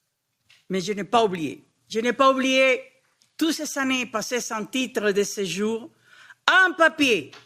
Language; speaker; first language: French; non-native, fluent; Spanish